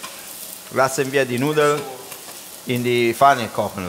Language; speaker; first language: German; non-native, learner; Italian